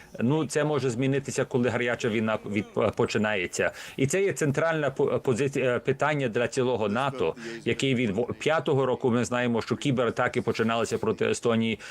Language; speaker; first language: Ukrainian; early bilingual, heritage; Ukrainian